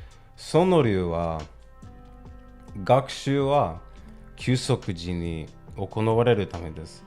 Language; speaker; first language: Japanese; non-native, learner; English